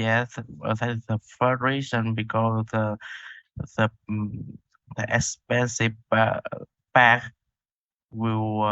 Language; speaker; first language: English; non-native, learner; Vietnamese